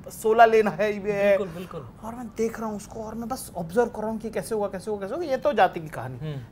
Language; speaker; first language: Hindi; native; Hindi